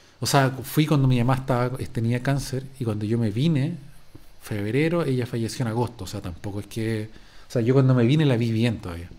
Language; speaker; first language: Spanish; native; Spanish